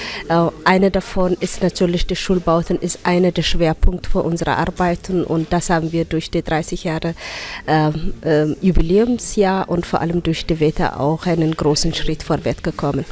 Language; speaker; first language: German; non-native, fluent; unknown